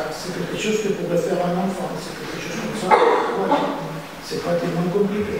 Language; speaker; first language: French; non-native, fluent; Spanish